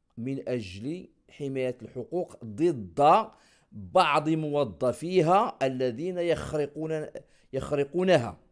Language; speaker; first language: Arabic; native; Arabic